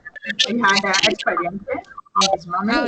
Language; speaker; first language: English; non-native, learner; Spanish